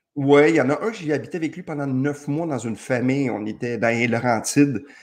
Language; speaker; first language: French; native; French